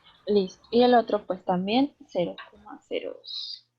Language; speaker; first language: Spanish; native; Spanish